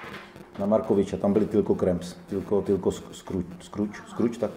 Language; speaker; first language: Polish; non-native, learner; Czech